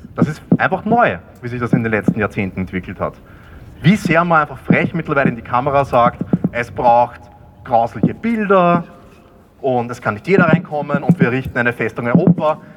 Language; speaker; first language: German; native; German